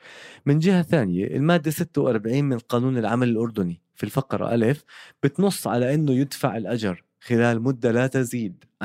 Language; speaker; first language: Arabic; native; Arabic